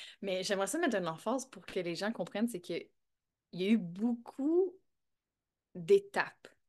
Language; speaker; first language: French; native; French